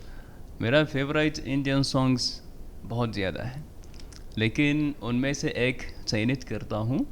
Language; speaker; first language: Hindi; non-native, fluent; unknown